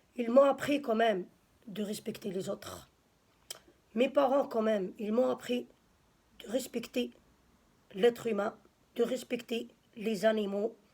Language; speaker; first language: French; non-native, local second language; Arabic